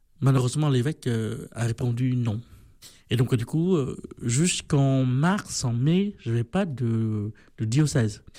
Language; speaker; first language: French; non-native, fluent; Vietnamese